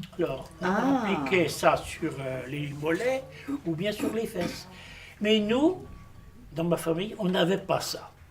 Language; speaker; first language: French; native; French